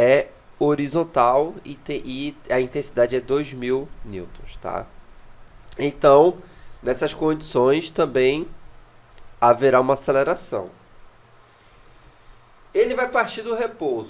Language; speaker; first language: Portuguese; native; Portuguese